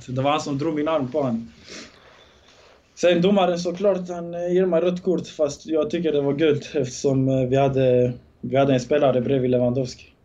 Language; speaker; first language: Swedish; early bilingual, other home language; Bosnian